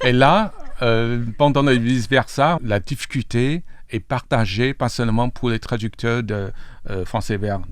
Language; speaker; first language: French; non-native, fluent; Chinese